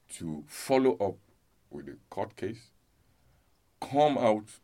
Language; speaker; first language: English; non-native, local second language; Yoruba